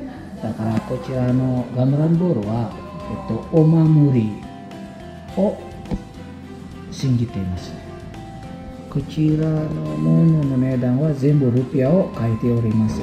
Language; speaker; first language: Japanese; non-native, fluent; Indonesian